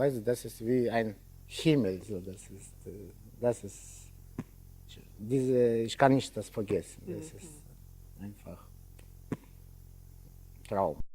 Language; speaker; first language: German; non-native, learner; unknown